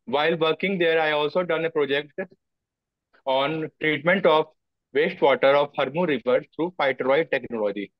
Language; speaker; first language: Hindi; native; Hindi